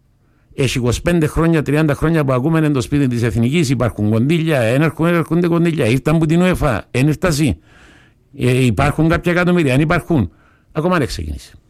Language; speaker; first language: Greek; native; Greek